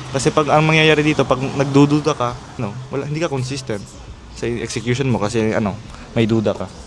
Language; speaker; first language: Filipino; early bilingual, heritage; Filipino